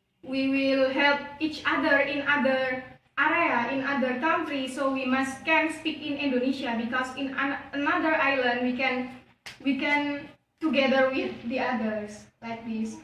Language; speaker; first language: English; non-native, learner; Javanese